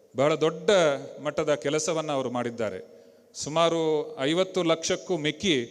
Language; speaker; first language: Kannada; non-native, local second language; Tulu